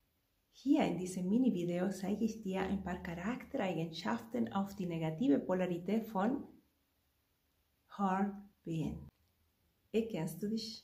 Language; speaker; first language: German; non-native, fluent; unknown